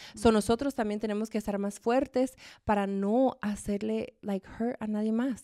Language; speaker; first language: Spanish; early bilingual, heritage; Spanish